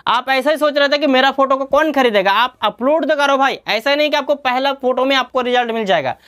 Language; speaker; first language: Hindi; native; Hindi